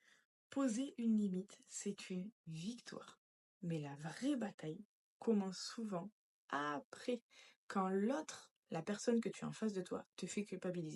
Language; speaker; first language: French; native; French